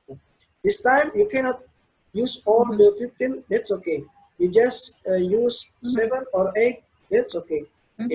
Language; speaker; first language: English; non-native, learner; Indonesian